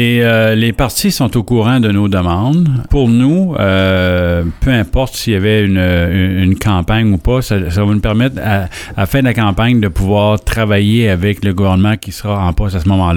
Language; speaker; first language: French; native; French